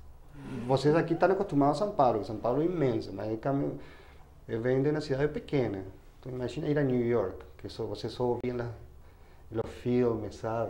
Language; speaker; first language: Portuguese; non-native, fluent; Spanish